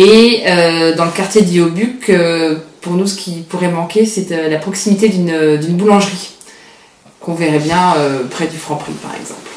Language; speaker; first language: French; native; French